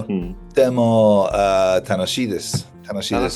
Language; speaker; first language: Japanese; non-native, learner; English